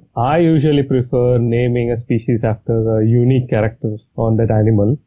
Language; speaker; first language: English; non-native, local second language; Tamil